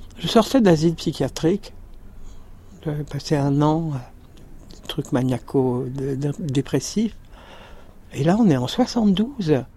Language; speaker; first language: French; native; French